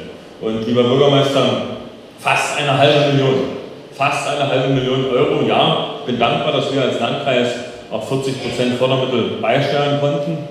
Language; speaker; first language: German; native; German